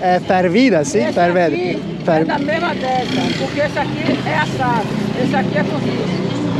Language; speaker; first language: Portuguese; non-native, learner; Turkish